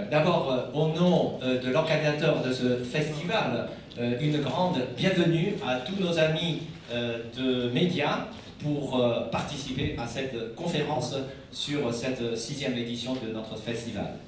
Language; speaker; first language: French; non-native, fluent; Chinese